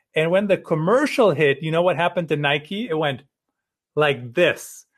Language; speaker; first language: English; early bilingual, other home language; German